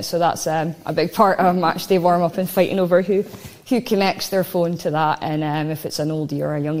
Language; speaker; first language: English; native; English